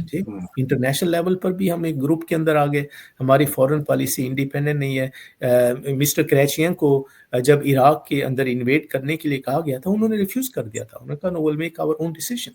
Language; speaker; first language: Urdu; non-native, local second language; Punjabi